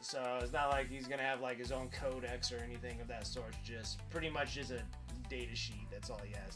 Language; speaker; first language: English; native; English